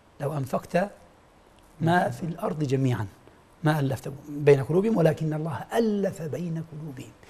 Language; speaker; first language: Arabic; native; Arabic